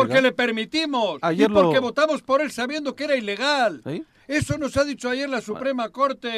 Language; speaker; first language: Spanish; native; Spanish